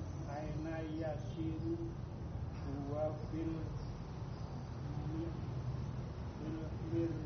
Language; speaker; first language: Arabic; non-native, learner; Indonesian